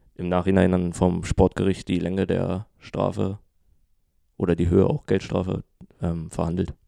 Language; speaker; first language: German; native; German